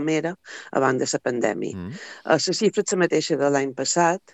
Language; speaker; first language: Catalan; native; Catalan